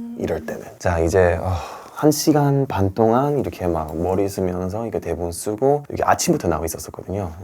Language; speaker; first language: Korean; non-native, fluent; English